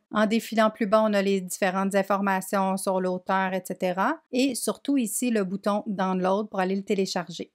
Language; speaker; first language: French; native; French